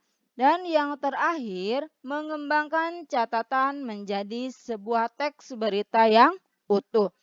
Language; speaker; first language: Indonesian; native; Indonesian